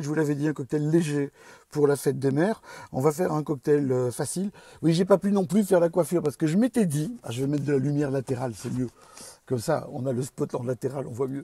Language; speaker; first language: French; native; French